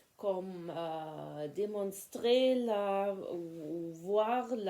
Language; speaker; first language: French; non-native, fluent; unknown